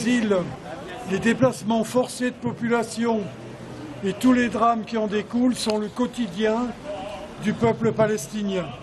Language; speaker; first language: French; native; French